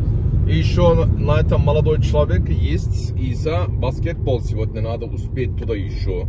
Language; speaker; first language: Russian; non-native, learner; Turkish